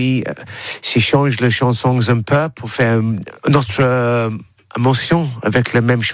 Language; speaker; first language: French; non-native, learner; English